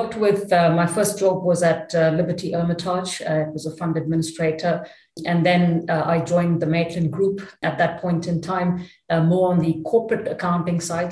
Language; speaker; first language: English; non-native, local second language; Tamil